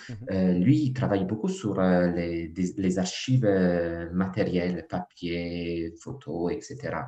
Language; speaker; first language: French; non-native, fluent; Italian